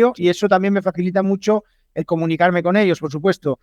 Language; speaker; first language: Spanish; native; Spanish